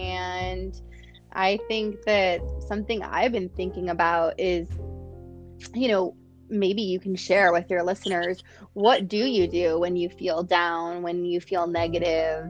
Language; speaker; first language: English; native; English